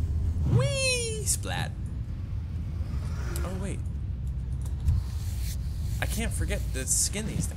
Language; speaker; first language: English; native; English